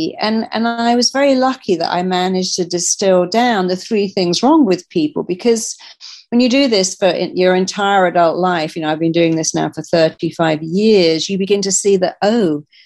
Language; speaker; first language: English; native; English